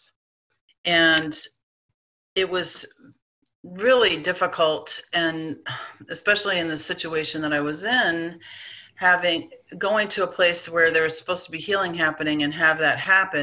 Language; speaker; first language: English; native; English